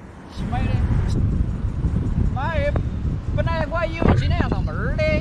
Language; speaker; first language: Chinese; native; Chinese